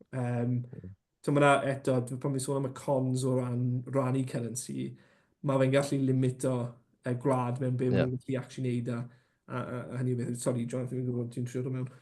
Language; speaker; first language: Welsh; non-native, local second language; English